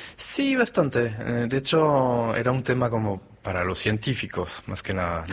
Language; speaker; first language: Spanish; non-native, fluent; French